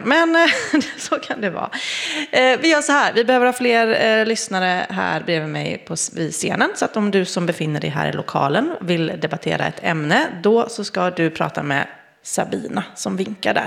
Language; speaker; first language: Swedish; native; Swedish